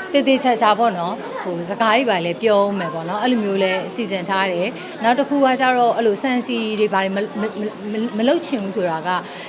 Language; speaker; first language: Burmese; native; Burmese